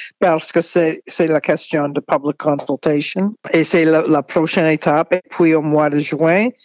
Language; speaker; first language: French; non-native, fluent; English